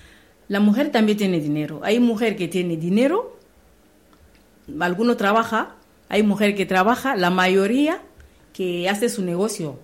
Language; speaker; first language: Spanish; non-native, learner; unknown